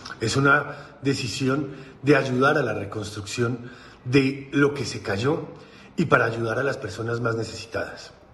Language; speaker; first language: Spanish; native; Spanish